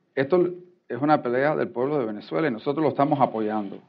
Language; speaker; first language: Spanish; early bilingual, heritage; Spanish